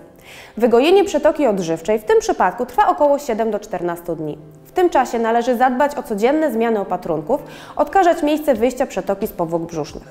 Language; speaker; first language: Polish; native; Polish